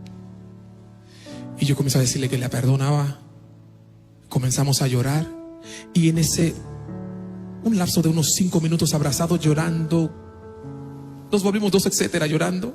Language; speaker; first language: Spanish; non-native, fluent; Haitian Creole